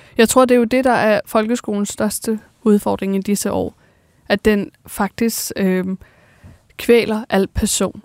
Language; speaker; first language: Danish; early bilingual, other home language; Persian